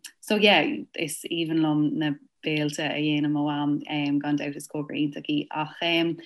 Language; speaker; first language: Irish; non-native, local second language; English